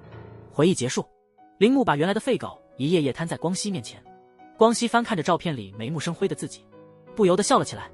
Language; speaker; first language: Chinese; native; Chinese